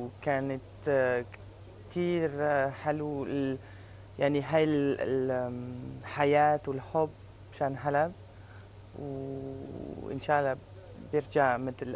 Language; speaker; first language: Arabic; early bilingual, heritage; Arabic